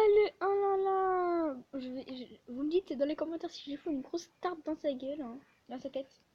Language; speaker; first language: French; native; French